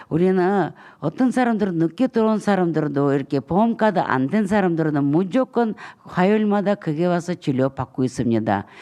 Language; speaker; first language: Korean; non-native, fluent; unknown